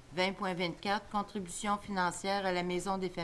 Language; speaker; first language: French; native; French